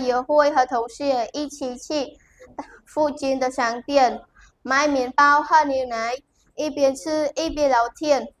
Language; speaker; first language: Chinese; non-native, learner; Khmer